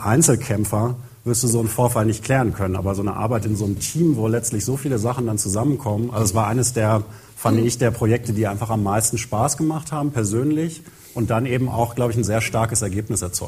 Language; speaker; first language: German; native; German